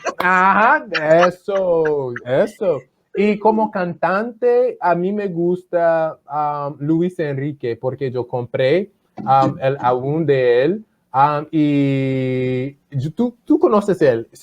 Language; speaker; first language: Spanish; non-native, fluent; English